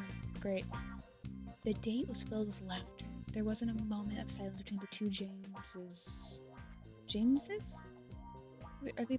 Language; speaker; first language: English; native; English